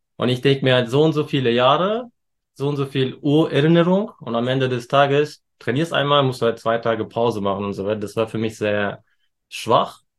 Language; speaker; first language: German; early bilingual, other home language; Turkish